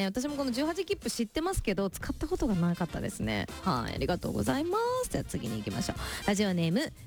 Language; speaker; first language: Japanese; native; Japanese